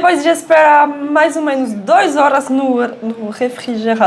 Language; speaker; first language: Portuguese; non-native, fluent; French